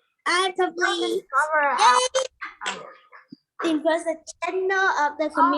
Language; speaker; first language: English; non-native, learner; Vietnamese